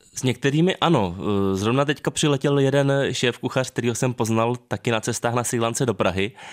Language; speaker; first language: Czech; native; Czech